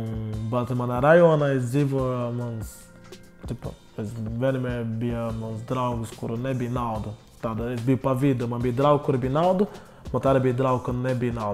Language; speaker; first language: Latvian; non-native, learner; Portuguese